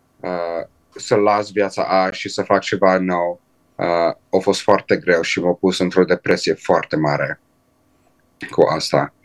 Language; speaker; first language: Romanian; early bilingual, heritage; Romanian